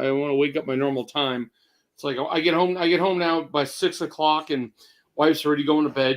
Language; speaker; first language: English; native; English